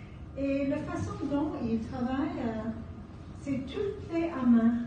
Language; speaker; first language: French; non-native, fluent; English